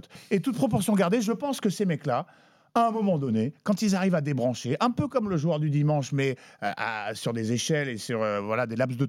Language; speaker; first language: French; native; French